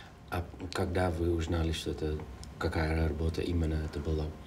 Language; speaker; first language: Russian; non-native, fluent; Dutch